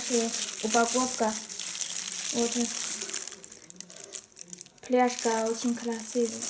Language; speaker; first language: Russian; non-native, learner; Chinese